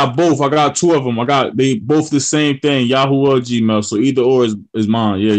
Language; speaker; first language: English; native; English